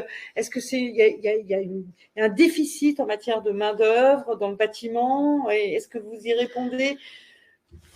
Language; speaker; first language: French; native; French